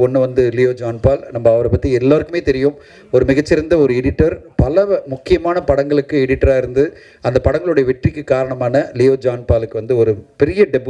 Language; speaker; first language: Tamil; native; Tamil